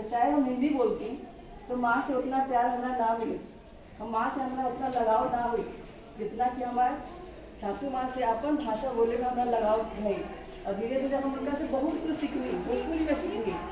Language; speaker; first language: Bhojpuri; non-native, local second language; Hindi